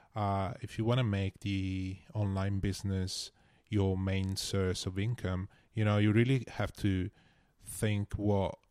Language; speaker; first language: English; non-native, fluent; Italian